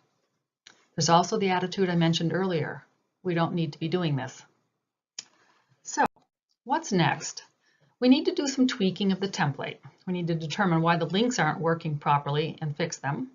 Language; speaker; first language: English; native; English